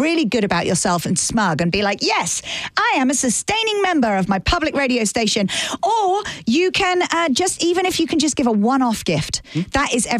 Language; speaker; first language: English; native; English